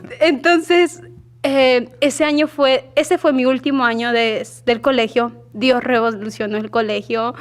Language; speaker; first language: Spanish; native; Spanish